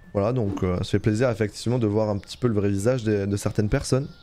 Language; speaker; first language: French; native; French